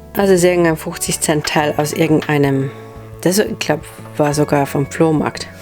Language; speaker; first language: German; non-native, fluent; Finnish